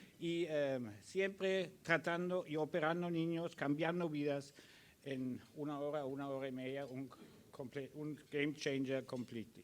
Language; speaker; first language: Spanish; early bilingual, other home language; German